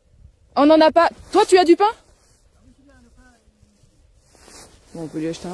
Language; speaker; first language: French; native; French